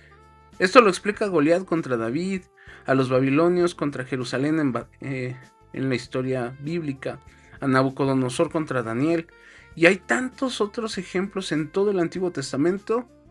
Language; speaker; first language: Spanish; native; Spanish